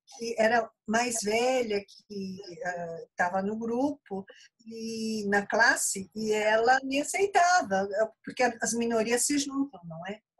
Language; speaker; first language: Portuguese; early bilingual, other home language; Japanese